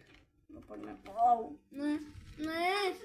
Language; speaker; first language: Czech; non-native, learner; Slovak